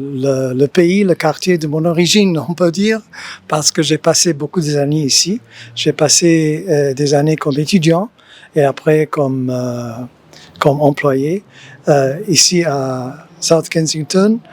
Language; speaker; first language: French; early bilingual, heritage; English